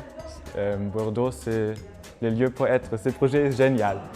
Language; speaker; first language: French; non-native, fluent; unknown